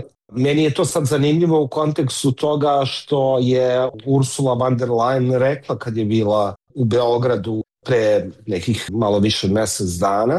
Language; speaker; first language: Serbian; native; Serbian